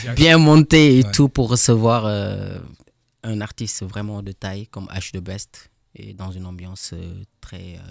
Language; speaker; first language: French; non-native, local second language; Wolof